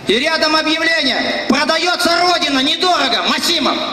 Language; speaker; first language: Russian; non-native, local second language; Kazakh